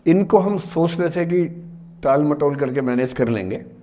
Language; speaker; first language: Hindi; native; Hindi